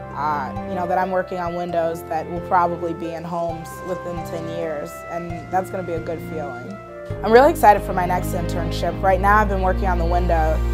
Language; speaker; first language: English; native; English